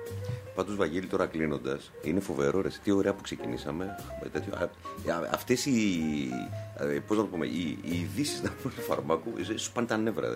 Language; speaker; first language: Greek; native; Greek